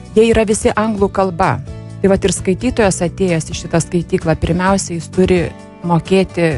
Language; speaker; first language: Lithuanian; native; Lithuanian